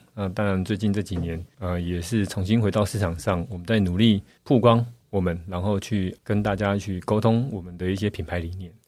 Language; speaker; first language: Chinese; native; Chinese